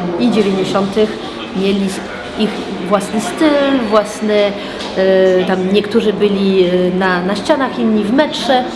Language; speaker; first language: Polish; early bilingual, heritage; French